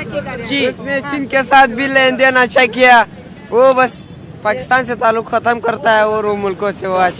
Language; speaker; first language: Hindi; non-native, learner; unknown